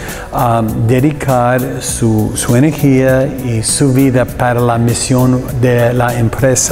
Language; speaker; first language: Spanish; non-native, learner; English